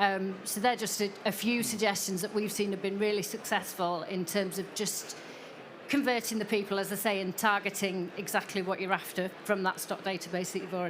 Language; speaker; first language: English; native; English